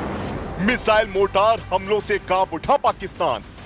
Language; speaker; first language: Hindi; native; Hindi